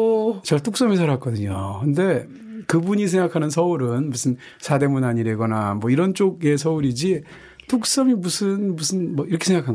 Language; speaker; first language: Korean; native; Korean